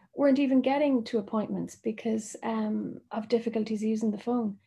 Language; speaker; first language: English; native; English